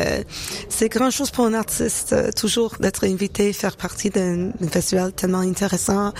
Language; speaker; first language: French; non-native, local second language; English